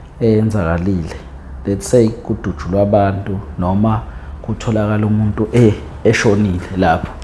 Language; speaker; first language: Zulu; native; Zulu